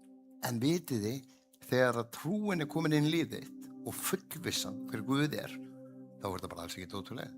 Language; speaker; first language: Icelandic; native; Icelandic